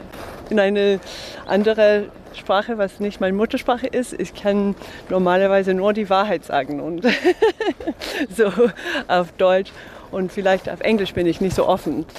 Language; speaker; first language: German; non-native, fluent; English